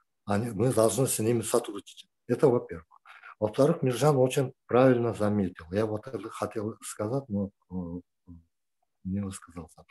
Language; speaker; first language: Russian; non-native, local second language; Kyrgyz